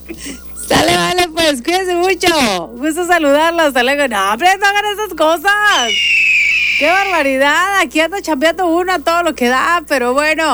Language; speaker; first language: Spanish; native; Spanish